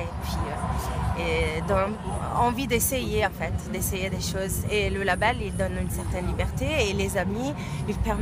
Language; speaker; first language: French; non-native, fluent; Italian